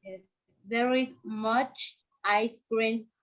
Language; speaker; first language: English; non-native, learner; Spanish